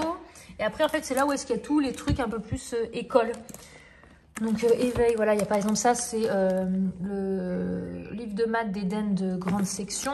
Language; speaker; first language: French; native; French